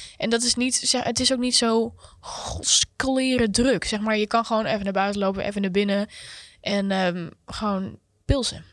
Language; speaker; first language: Dutch; native; Dutch